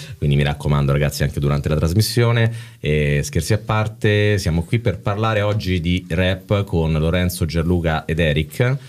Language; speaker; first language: Italian; native; Italian